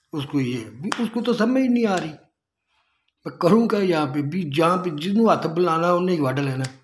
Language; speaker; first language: Urdu; native; Urdu